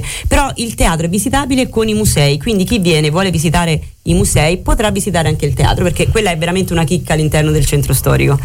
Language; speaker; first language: Italian; native; Italian